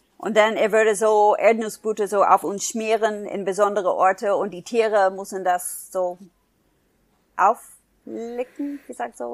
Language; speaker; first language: German; non-native, fluent; English